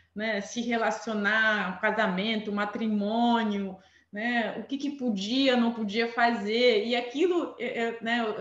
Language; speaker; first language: Portuguese; non-native, fluent; Armenian